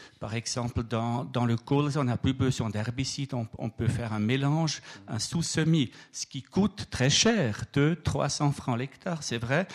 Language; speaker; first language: French; native; French